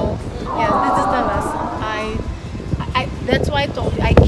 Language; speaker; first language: English; non-native, learner; Portuguese